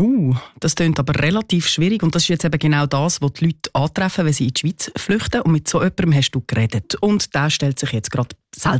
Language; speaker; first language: German; native; German